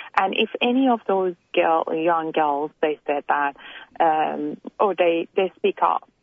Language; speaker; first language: English; non-native, fluent; Persian